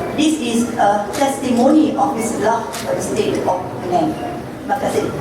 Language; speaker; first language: English; non-native, local second language; Malay